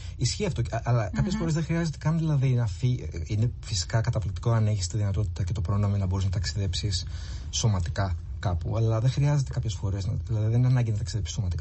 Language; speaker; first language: Greek; native; Greek